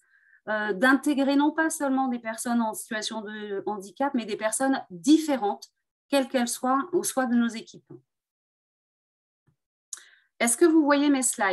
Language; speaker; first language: French; native; French